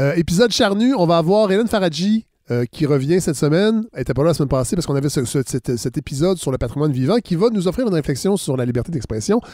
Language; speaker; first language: French; native; French